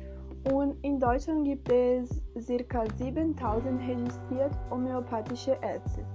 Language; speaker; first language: German; non-native, learner; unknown